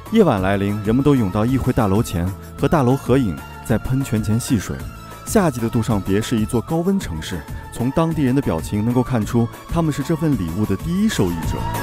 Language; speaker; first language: Chinese; native; Chinese